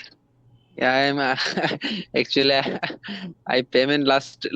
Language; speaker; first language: English; non-native, learner; Bangla